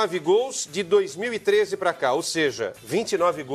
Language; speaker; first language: Portuguese; native; Portuguese